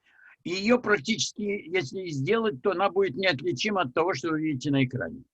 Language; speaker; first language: Russian; native; Russian